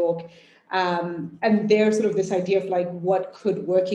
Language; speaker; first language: English; non-native, local second language; Shona